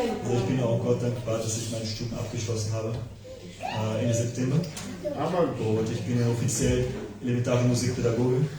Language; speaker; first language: German; early bilingual, other home language; Portuguese